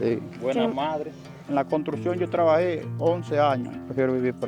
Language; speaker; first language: Spanish; native; Spanish